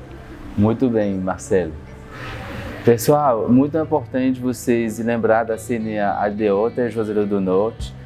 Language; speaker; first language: Portuguese; non-native, fluent; French